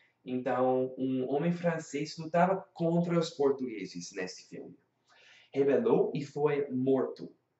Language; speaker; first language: Portuguese; non-native, learner; English